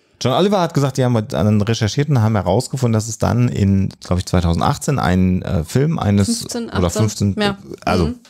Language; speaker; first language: German; native; German